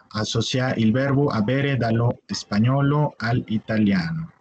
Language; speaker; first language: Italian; non-native, learner; Spanish